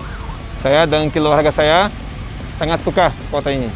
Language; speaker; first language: Indonesian; non-native, fluent; Portuguese